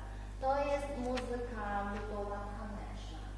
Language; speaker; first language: Polish; non-native, learner; Chinese